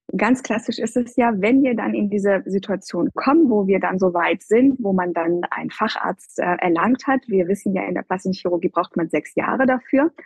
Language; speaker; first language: German; non-native, fluent; Persian